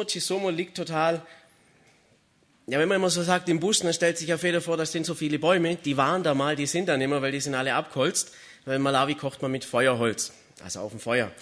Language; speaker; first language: German; native; German